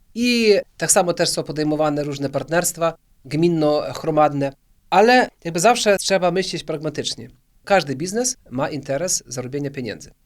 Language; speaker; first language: Polish; early bilingual, heritage; Polish